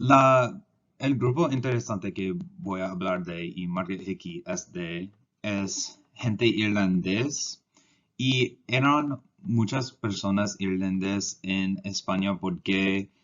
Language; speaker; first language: Spanish; non-native, learner; English